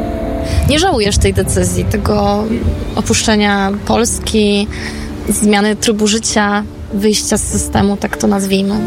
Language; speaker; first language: Polish; native; Polish